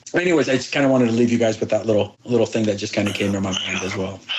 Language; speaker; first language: English; early bilingual, other home language; Persian